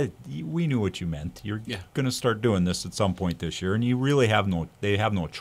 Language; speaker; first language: English; native; English